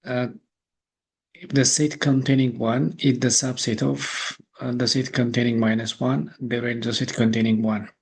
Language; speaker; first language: English; non-native, local second language; Amharic